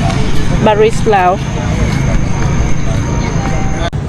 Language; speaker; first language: English; non-native, learner; Vietnamese